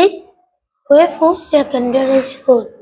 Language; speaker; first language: English; non-native, learner; Vietnamese